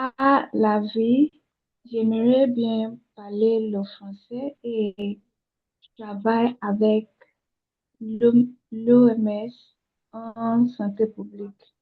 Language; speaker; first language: French; non-native, learner; Yoruba